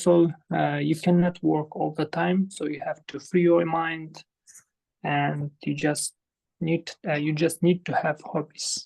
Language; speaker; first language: English; non-native, fluent; Kazakh